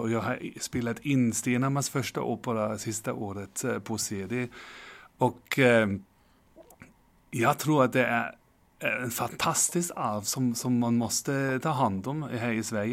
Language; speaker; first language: Swedish; non-native, fluent; German